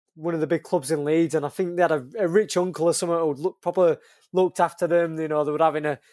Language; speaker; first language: English; native; English